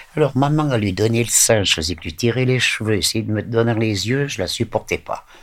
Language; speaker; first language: French; native; French